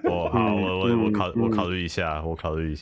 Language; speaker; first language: Chinese; non-native, fluent; English